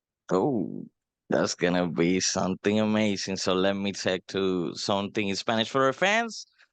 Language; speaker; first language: English; non-native, fluent; Spanish